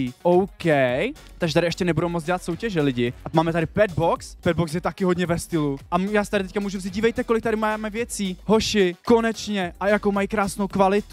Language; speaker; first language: Czech; native; Czech